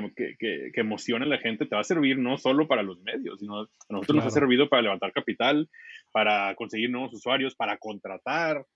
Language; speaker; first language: Spanish; native; Spanish